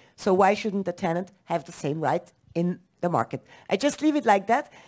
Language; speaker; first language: English; non-native, fluent; German